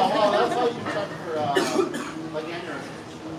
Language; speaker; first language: English; native; English